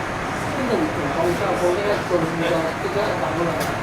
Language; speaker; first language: Chinese; native; Chinese